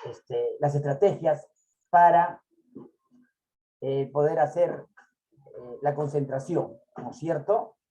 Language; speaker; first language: Spanish; native; Spanish